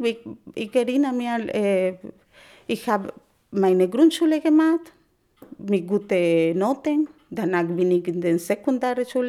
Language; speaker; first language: German; non-native, learner; Spanish